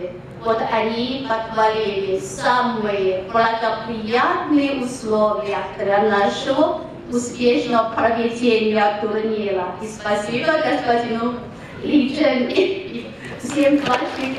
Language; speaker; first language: Russian; non-native, fluent; Chinese